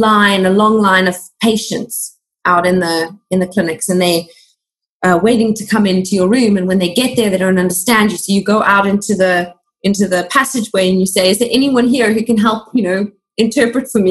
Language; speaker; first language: English; native; English